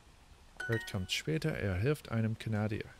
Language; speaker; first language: German; non-native, learner; English